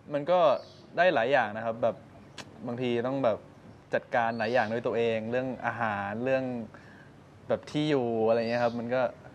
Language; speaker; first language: Thai; native; Thai